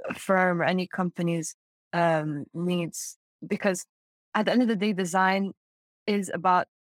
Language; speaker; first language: English; non-native, fluent; Arabic